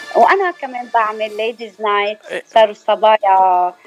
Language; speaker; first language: Arabic; native; Arabic